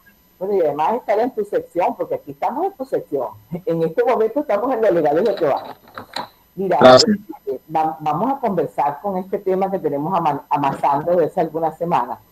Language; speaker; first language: Spanish; native; Spanish